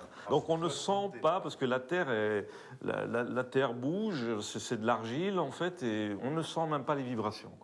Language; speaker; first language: French; native; French